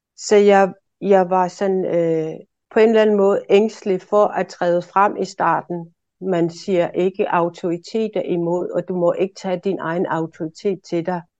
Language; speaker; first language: Danish; non-native, local second language; Kalaallisut